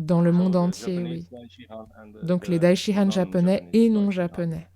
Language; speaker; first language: French; non-native, fluent; German